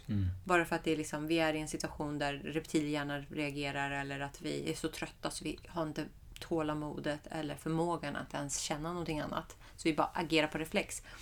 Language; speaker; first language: Swedish; early bilingual, other home language; Persian